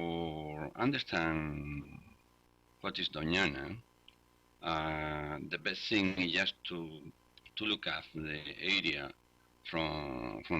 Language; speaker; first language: English; non-native, learner; Spanish